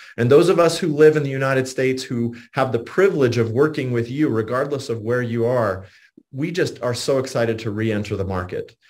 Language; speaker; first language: English; native; English